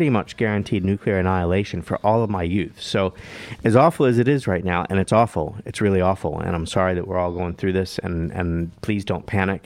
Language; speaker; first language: English; native; English